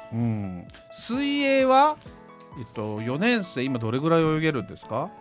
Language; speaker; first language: Japanese; native; Japanese